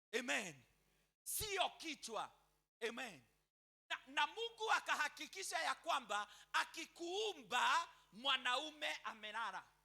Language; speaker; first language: Swahili; non-native, local second language; Kikuyu